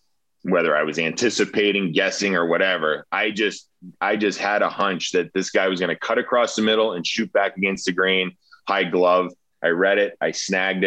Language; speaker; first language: English; native; English